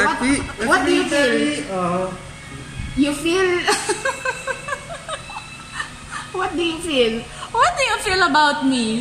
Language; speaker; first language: English; non-native, learner; Filipino